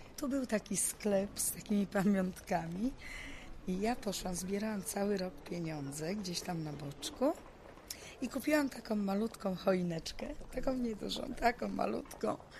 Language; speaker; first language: Polish; native; Polish